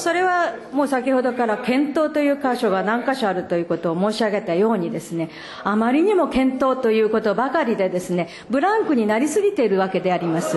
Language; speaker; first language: Japanese; native; Japanese